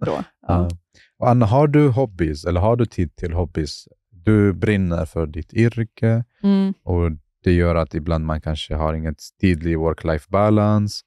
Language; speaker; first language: Swedish; non-native, fluent; Arabic